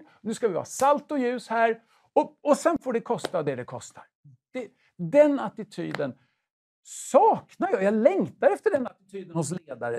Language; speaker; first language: Swedish; native; Swedish